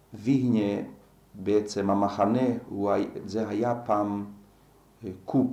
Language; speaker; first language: Hebrew; non-native, fluent; Slovak